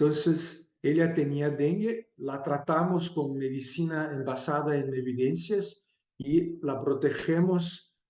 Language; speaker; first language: Spanish; non-native, fluent; Portuguese